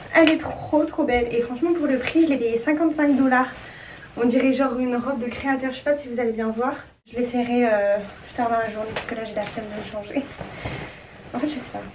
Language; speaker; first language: French; native; French